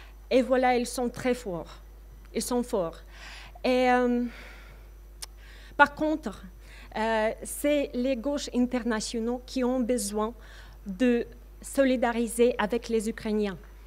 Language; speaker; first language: French; non-native, fluent; Russian